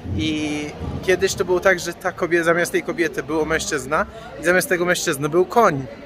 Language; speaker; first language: Polish; non-native, fluent; Persian